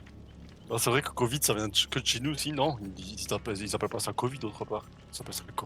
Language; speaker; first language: French; native; French